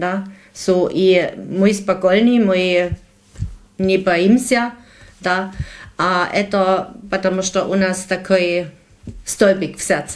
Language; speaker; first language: Russian; non-native, learner; German